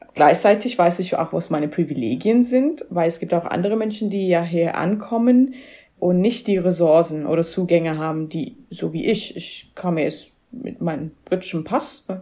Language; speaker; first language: German; non-native, fluent; English